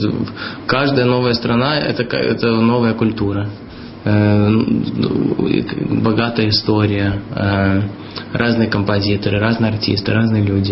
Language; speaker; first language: Russian; early bilingual, heritage; Russian